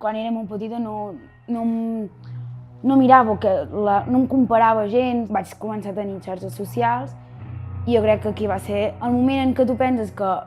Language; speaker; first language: Catalan; non-native, local second language; Spanish